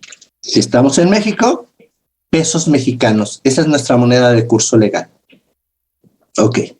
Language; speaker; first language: Spanish; native; Spanish